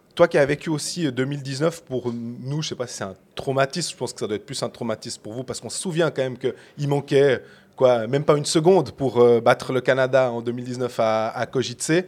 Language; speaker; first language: French; native; French